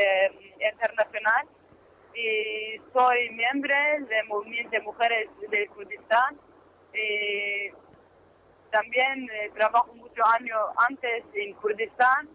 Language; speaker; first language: Spanish; non-native, learner; Kurdish